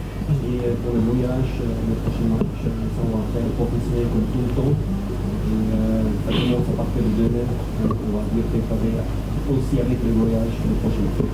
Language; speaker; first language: French; non-native, fluent; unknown